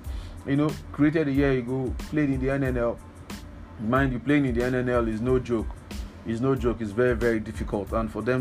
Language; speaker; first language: English; non-native, local second language; Yoruba